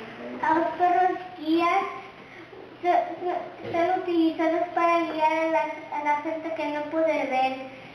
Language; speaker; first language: Spanish; non-native, local second language; Galician